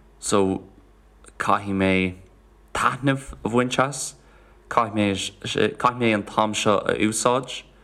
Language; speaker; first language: Irish; non-native, local second language; English